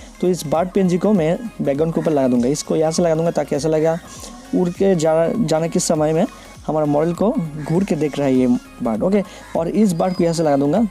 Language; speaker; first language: Hindi; non-native, local second language; Bangla